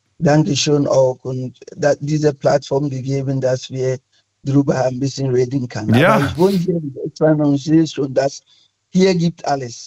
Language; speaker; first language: German; non-native, fluent; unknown